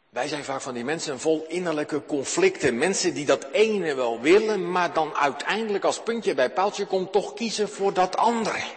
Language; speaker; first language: Dutch; native; Dutch